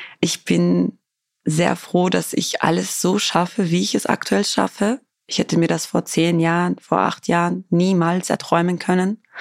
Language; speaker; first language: German; early bilingual, other home language; Albanian